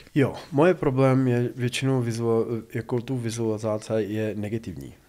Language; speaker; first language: Czech; non-native, fluent; English